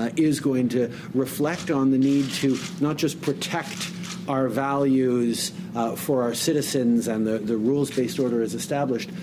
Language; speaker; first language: English; early bilingual, other home language; French